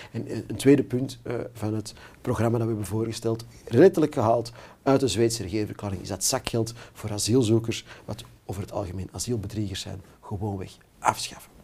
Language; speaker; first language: Dutch; native; Dutch